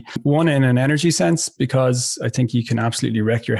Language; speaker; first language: English; native; English